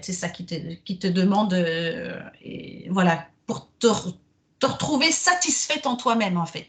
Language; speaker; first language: French; native; French